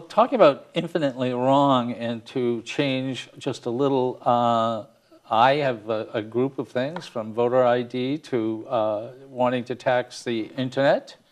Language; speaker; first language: English; native; English